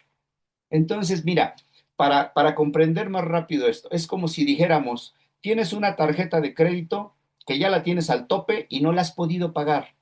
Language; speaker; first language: Spanish; native; Spanish